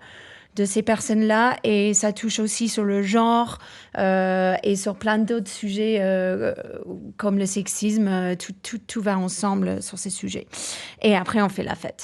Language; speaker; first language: French; non-native, fluent; English